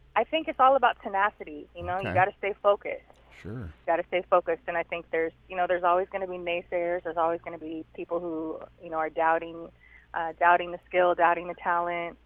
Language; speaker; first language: English; native; English